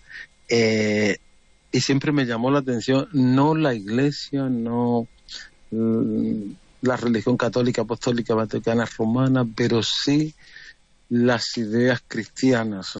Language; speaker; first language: Spanish; native; Spanish